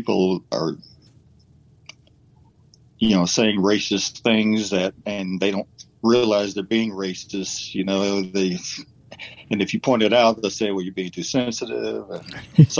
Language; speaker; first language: English; native; English